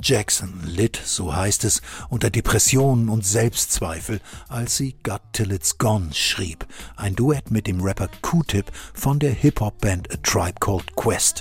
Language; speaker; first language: German; native; German